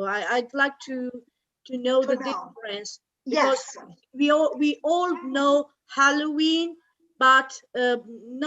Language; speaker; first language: English; non-native, fluent; Italian